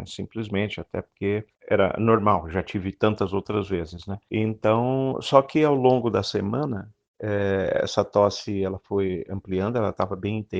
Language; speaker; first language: Portuguese; native; Portuguese